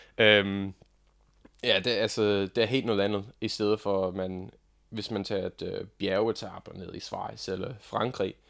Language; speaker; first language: Danish; non-native, fluent; English